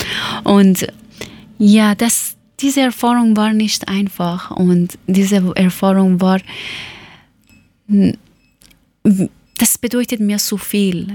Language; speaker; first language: German; non-native, learner; Persian